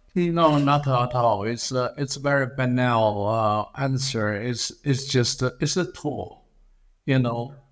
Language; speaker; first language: English; non-native, fluent; Chinese